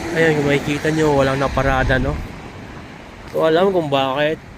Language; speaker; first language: Filipino; non-native, local second language; Cebuano